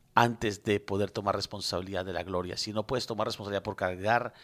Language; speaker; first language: Spanish; early bilingual, heritage; Spanish